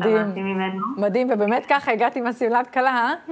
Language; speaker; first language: Hebrew; native; Hebrew